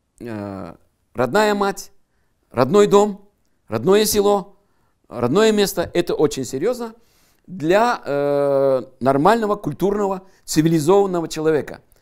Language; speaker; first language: Russian; non-native, local second language; Crimean Tatar